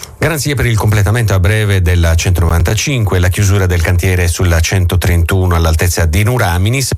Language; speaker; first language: Italian; native; Italian